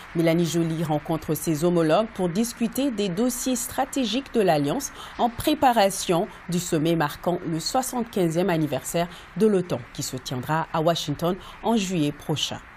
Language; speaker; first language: French; native; French